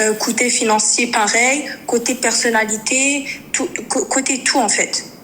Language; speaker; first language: French; native; French